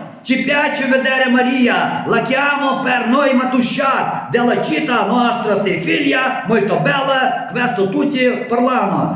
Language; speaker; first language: Italian; non-native, learner; Ukrainian